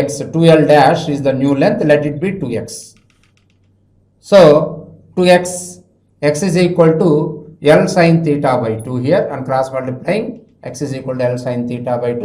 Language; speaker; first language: English; non-native, local second language; Telugu